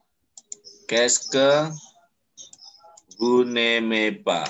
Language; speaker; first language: French; non-native, fluent; Indonesian